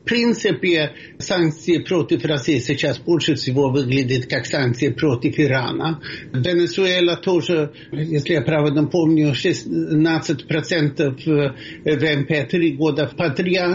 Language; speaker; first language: Russian; non-native, fluent; Swedish